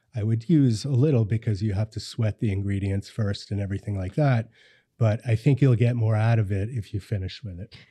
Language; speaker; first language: English; native; English